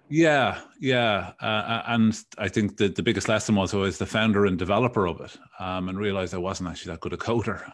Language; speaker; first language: English; native; English